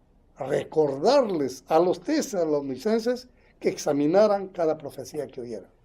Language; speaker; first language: Spanish; native; Spanish